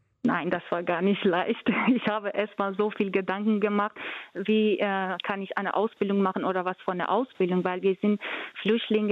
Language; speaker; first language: German; non-native, fluent; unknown